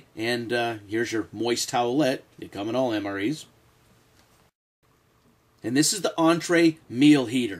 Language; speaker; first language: English; native; English